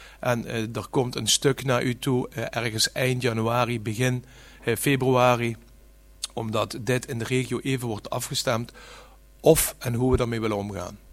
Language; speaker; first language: Dutch; native; Dutch